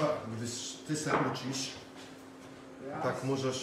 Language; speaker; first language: Czech; non-native, fluent; Polish